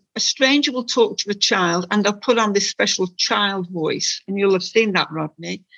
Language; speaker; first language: English; native; English